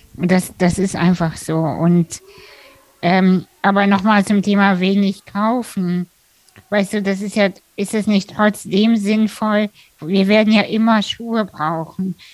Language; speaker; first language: German; early bilingual, other home language; Russian